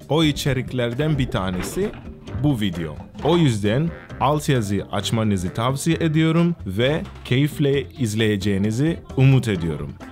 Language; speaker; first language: Turkish; non-native, fluent; Swahili